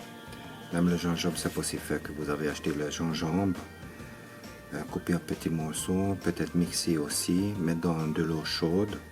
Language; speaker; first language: French; non-native, learner; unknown